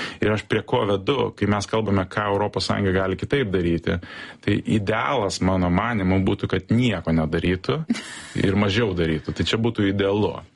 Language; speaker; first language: Lithuanian; early bilingual, heritage; Lithuanian